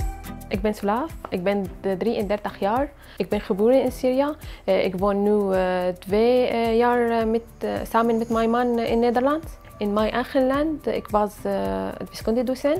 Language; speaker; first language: Dutch; non-native, learner; Arabic